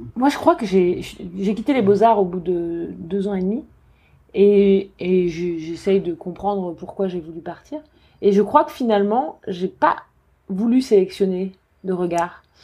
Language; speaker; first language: French; native; French